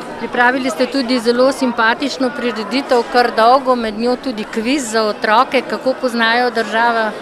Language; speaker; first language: Slovenian; native; Slovenian